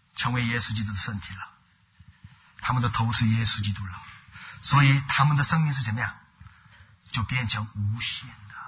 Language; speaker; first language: Chinese; non-native, fluent; Korean